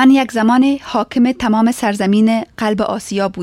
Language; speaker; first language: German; non-native, fluent; Persian